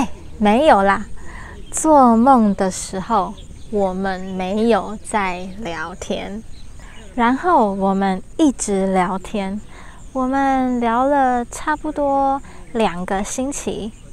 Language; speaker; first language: Chinese; non-native, learner; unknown